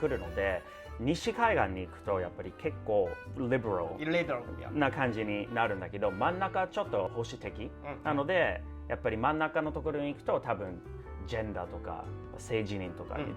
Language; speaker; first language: Japanese; non-native, fluent; English